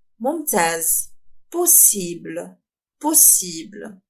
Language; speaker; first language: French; non-native, fluent; Arabic